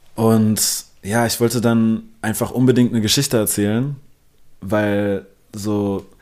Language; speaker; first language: German; non-native, local second language; English